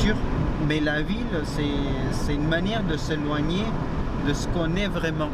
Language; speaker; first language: French; non-native, fluent; Spanish